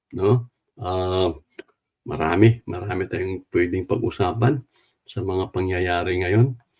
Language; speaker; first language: Filipino; non-native, local second language; Cebuano